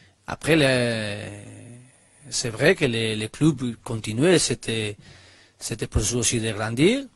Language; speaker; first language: French; non-native, learner; Spanish